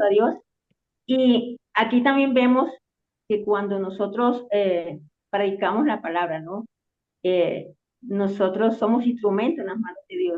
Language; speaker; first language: Spanish; native; Spanish